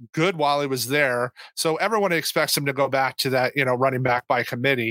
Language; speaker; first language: English; native; English